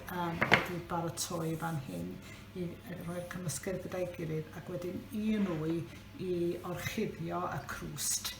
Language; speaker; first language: Welsh; native; Welsh